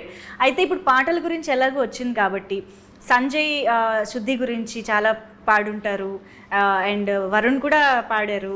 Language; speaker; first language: Telugu; native; Telugu